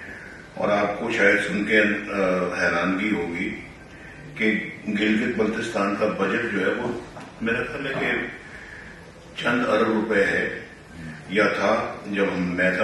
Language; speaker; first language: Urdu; non-native, local second language; Punjabi